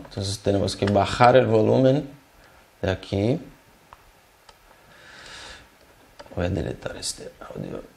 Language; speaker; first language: Spanish; non-native, fluent; Portuguese